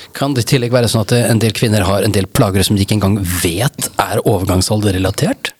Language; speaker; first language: Norwegian; native; Norwegian